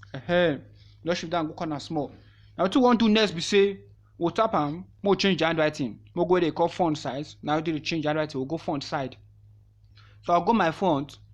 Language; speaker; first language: Nigerian Pidgin; non-native, local second language; Yoruba